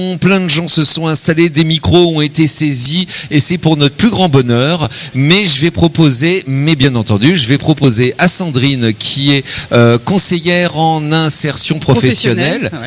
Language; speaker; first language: French; native; French